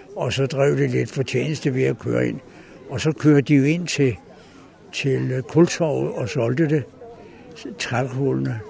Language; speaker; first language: Danish; native; Danish